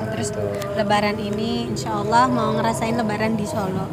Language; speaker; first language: Indonesian; non-native, local second language; Banjar